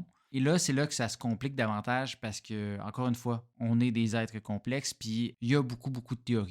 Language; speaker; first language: French; native; French